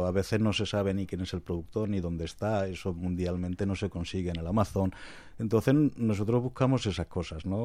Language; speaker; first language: Spanish; non-native, fluent; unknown